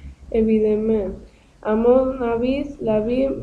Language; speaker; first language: French; non-native, learner; Spanish